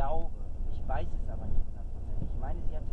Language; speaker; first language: German; native; German